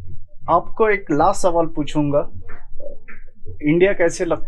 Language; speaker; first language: Hindi; native; Hindi